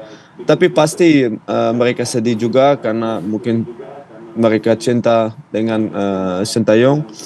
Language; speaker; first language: Indonesian; non-native, fluent; Dutch